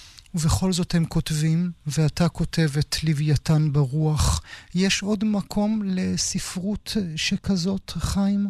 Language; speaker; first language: Hebrew; native; Hebrew